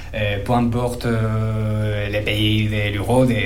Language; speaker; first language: French; non-native, fluent; Spanish